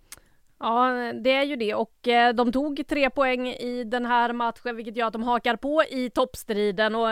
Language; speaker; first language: Swedish; native; Swedish